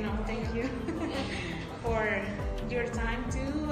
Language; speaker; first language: English; non-native, fluent; Spanish